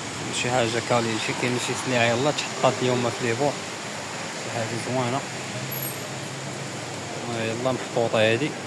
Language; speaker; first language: Arabic; native; Arabic